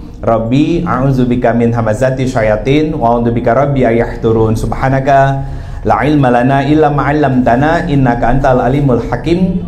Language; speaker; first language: Indonesian; native; Indonesian